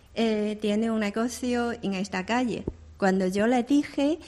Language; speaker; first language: Spanish; non-native, fluent; Chinese